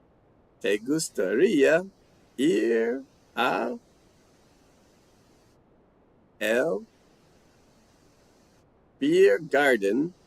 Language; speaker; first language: Spanish; non-native, learner; English